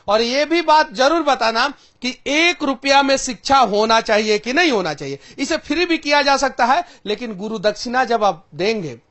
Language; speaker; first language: Hindi; native; Hindi